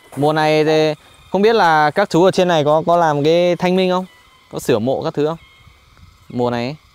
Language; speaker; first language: Vietnamese; non-native, local second language; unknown